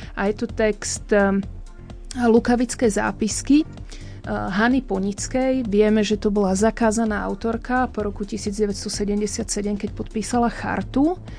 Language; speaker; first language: Slovak; native; Slovak